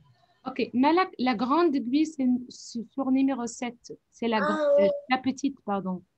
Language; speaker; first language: French; non-native, fluent; Arabic